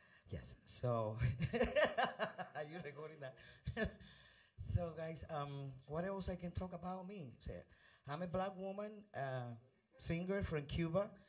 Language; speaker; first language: English; non-native, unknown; Spanish